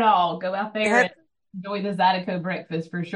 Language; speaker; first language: English; native; English